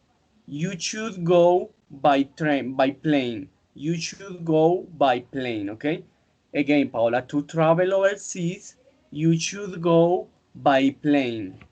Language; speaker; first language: English; non-native, fluent; Spanish